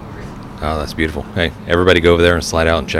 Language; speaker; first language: English; native; English